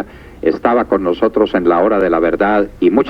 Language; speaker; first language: Spanish; native; Spanish